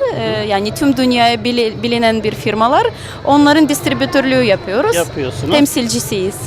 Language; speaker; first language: Turkish; non-native, learner; Ukrainian